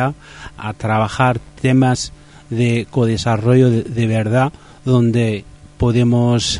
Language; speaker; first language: Spanish; non-native, fluent; Riffian